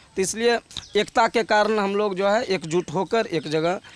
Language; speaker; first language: Hindi; native; Hindi